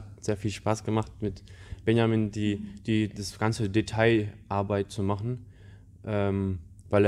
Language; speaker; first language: German; non-native, fluent; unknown